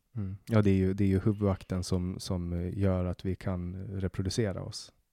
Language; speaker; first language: Swedish; native; Swedish